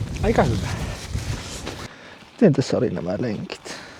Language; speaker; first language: Finnish; native; Finnish